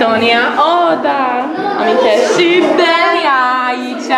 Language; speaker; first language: Romanian; early bilingual, heritage; Romanian